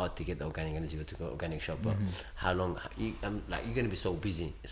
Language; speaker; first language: English; early bilingual, other home language; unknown